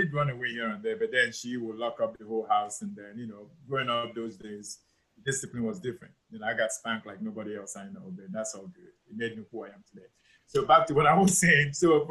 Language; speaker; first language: English; non-native, local second language; Igbo